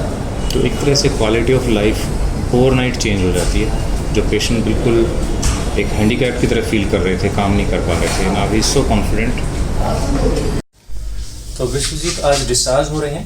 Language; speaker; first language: Hindi; native; Hindi